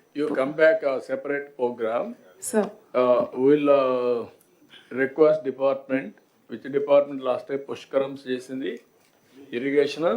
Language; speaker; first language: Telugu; native; Telugu